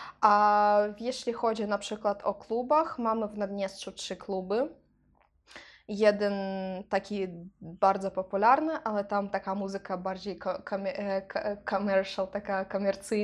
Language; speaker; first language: Polish; non-native, learner; Russian